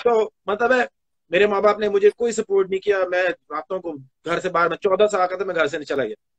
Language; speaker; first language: Hindi; early bilingual, other home language; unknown